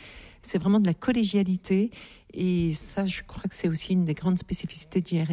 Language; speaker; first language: French; native; French